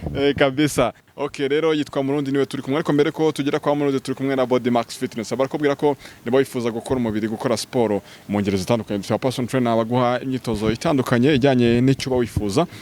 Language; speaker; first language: Kinyarwanda; native; Kinyarwanda